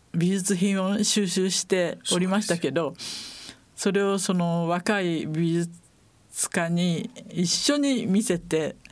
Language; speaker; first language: Japanese; native; Japanese